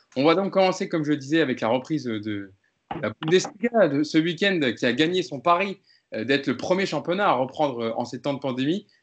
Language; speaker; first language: French; native; French